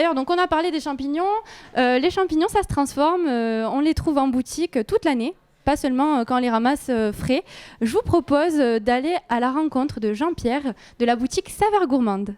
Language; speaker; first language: French; native; French